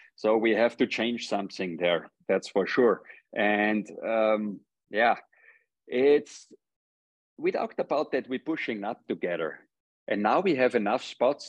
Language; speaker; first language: English; non-native, fluent; German